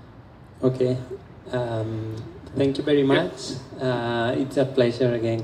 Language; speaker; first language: English; non-native, fluent; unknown